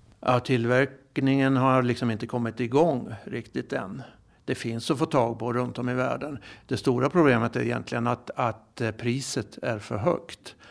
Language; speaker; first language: Swedish; native; Swedish